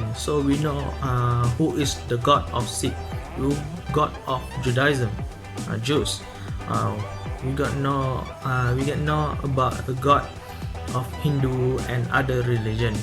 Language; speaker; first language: English; non-native, learner; Malay